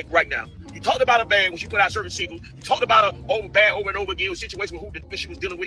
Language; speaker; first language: English; native; English